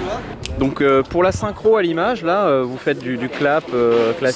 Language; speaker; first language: French; native; French